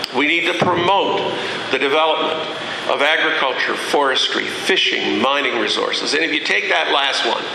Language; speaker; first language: English; native; English